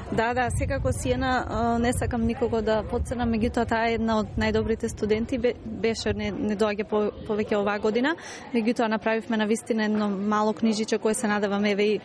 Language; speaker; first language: Macedonian; native; Macedonian